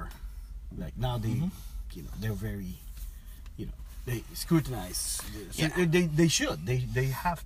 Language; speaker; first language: English; non-native, local second language; Filipino